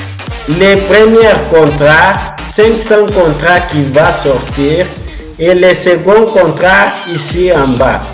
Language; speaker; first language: French; non-native, fluent; Portuguese